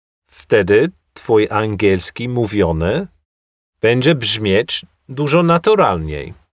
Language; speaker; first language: Polish; non-native, fluent; English